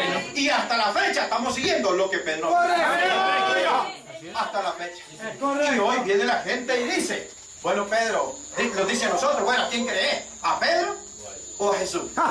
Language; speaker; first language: Spanish; native; Spanish